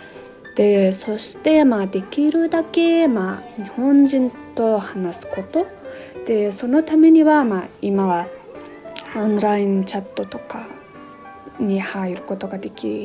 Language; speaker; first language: Japanese; non-native, fluent; Mongolian